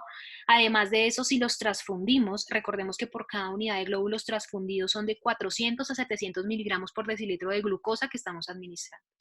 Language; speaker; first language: Spanish; native; Spanish